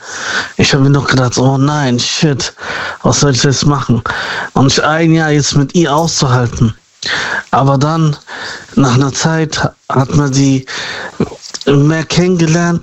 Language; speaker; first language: German; native; German